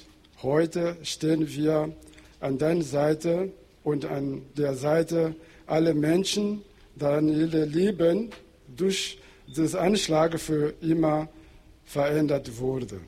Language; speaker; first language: German; non-native, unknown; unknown